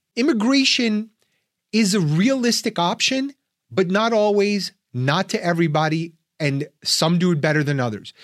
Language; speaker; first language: English; early bilingual, other home language; Russian